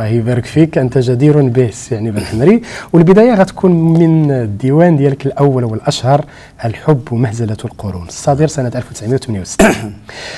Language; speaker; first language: Arabic; native; Arabic